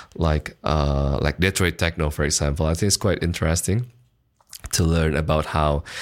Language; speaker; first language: English; non-native, fluent; Indonesian